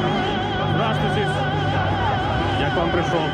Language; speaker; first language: Russian; early bilingual, heritage; English